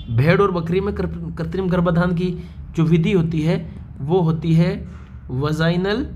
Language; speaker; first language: Hindi; native; Hindi